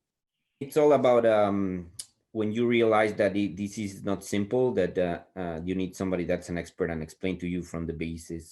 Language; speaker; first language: English; non-native, fluent; Spanish